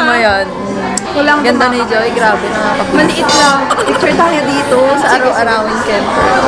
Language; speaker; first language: Filipino; native; Filipino